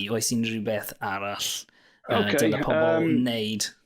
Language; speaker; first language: Welsh; non-native, local second language; English